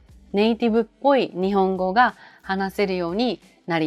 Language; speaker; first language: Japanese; native; Japanese